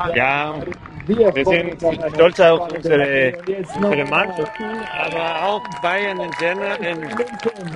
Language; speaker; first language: German; non-native, learner; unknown